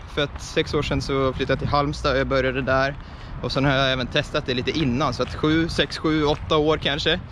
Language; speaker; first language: Swedish; early bilingual, other home language; Estonian